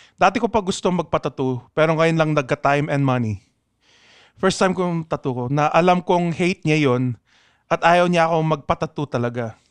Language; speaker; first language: Filipino; non-native, local second language; Pangasinan